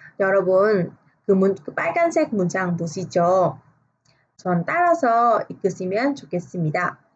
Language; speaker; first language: Korean; non-native, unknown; Vietnamese